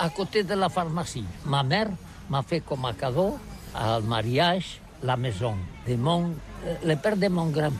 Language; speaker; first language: French; non-native, learner; Catalan